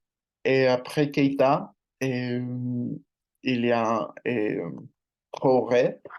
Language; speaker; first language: French; non-native, learner; Spanish